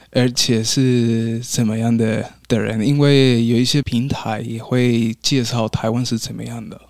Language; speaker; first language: Chinese; non-native, fluent; Spanish